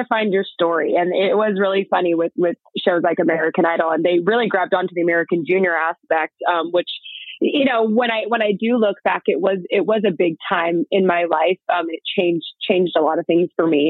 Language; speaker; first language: English; native; English